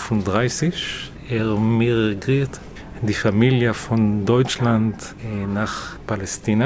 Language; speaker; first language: German; non-native, learner; Hebrew